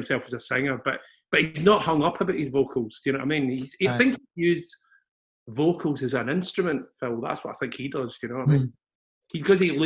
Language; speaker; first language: English; native; English